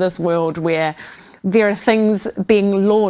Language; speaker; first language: English; native; English